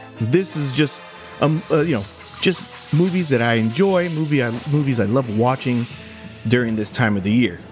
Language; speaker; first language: English; native; English